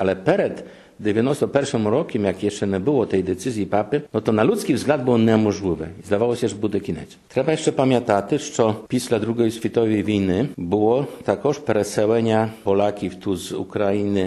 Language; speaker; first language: Ukrainian; non-native, fluent; Polish